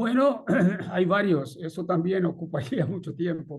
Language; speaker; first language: Spanish; non-native, fluent; Bangla